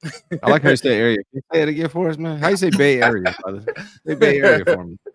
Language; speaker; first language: English; native; English